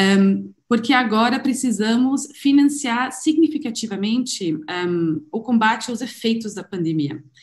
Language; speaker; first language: Portuguese; non-native, fluent; German